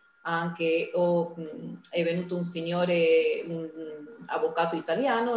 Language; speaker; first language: Italian; non-native, fluent; Spanish